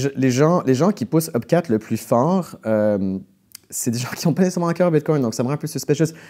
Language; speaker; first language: French; native; French